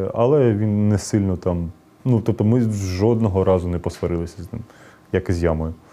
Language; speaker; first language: Ukrainian; non-native, local second language; Russian